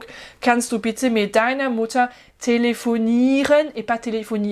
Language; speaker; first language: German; non-native, fluent; French